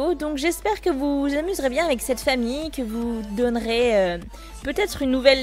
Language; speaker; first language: French; native; French